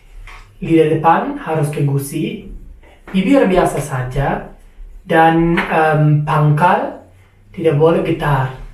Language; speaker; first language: Indonesian; non-native, fluent; German